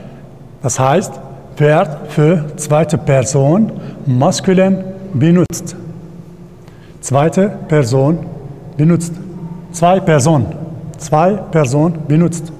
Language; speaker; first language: German; non-native, learner; Arabic